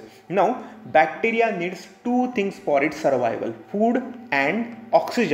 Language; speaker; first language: English; non-native, local second language; Hindi